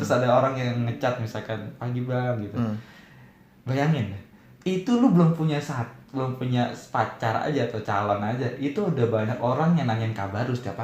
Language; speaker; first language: Indonesian; native; Indonesian